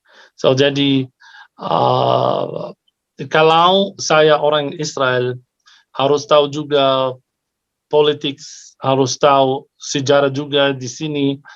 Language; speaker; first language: Indonesian; non-native, fluent; Arabic